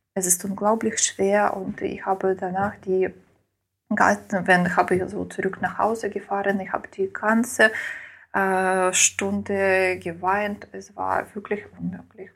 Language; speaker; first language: German; non-native, learner; Ukrainian